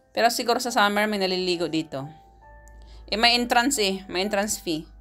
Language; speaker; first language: Filipino; native; Filipino